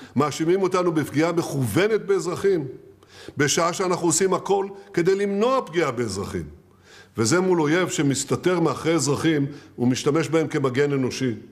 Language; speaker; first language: Hebrew; native; Hebrew